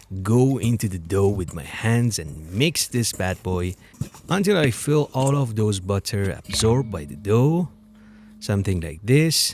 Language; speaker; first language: English; non-native, fluent; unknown